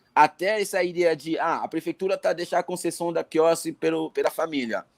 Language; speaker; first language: Portuguese; non-native, fluent; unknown